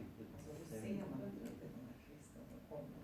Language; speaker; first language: Swedish; native; Swedish